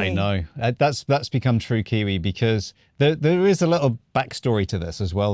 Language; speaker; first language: English; native; English